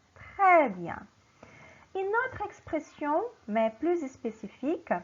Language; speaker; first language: French; non-native, fluent; Portuguese